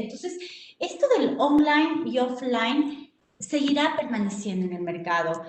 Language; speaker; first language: Spanish; native; Spanish